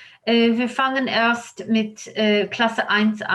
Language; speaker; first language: German; non-native, fluent; English